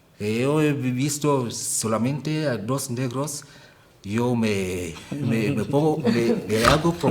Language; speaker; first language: Spanish; non-native, fluent; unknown